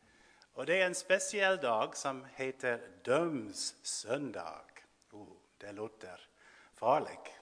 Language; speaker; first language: Swedish; non-native, fluent; English